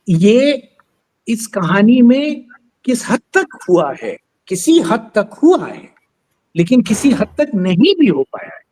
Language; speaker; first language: Hindi; native; Hindi